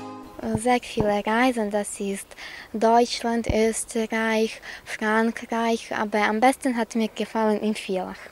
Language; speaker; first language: German; non-native, learner; Ukrainian